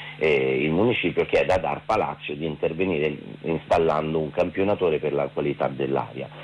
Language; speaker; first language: Italian; native; Italian